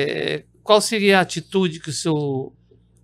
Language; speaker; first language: Portuguese; native; Portuguese